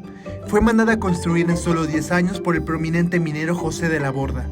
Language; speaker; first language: Spanish; native; Spanish